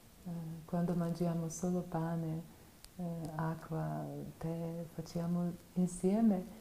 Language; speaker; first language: Italian; non-native, fluent; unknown